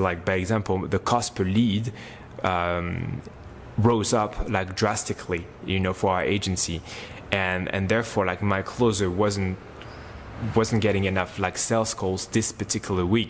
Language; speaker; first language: English; non-native, fluent; French